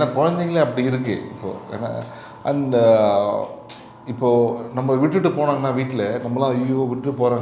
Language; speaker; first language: Tamil; native; Tamil